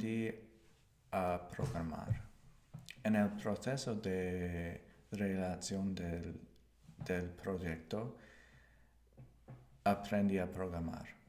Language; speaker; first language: Spanish; non-native, learner; English